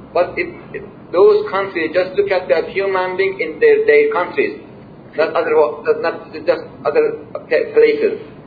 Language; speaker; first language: English; non-native, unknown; Persian